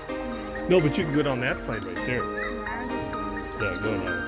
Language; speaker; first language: English; native; English